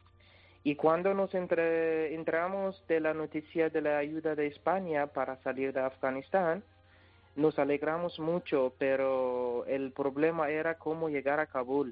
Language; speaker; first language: Spanish; non-native, learner; Persian